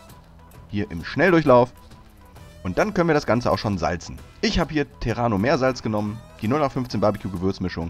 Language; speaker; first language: German; native; German